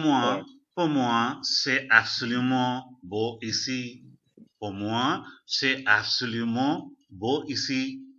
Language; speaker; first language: French; non-native, fluent; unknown